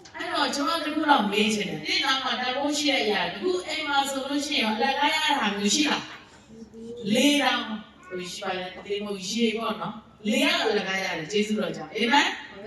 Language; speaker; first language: Burmese; native; Burmese